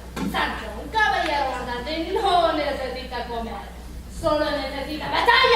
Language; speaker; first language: Spanish; non-native, learner; English